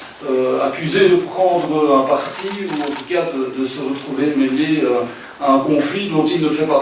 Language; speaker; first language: French; native; French